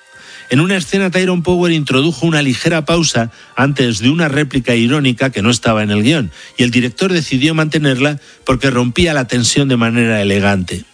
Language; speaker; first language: Spanish; native; Spanish